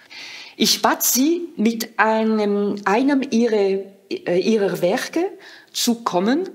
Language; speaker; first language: German; non-native, fluent; French